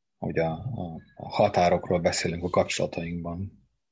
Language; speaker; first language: Hungarian; native; Hungarian